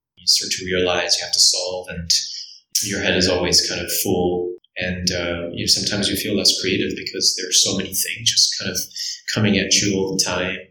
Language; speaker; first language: English; early bilingual, other home language; Korean